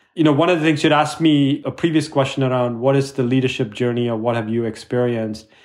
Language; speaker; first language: English; non-native, local second language; Tamil